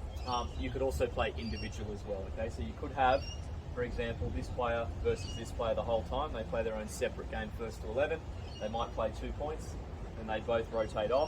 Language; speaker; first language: English; native; English